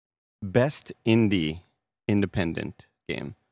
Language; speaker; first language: English; native; English